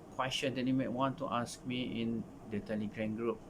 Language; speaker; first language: English; non-native, local second language; Malay